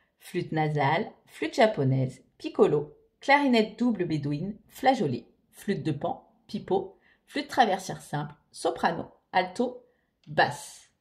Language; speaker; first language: French; native; French